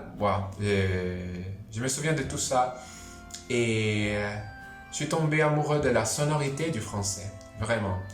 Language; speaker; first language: French; non-native, fluent; Spanish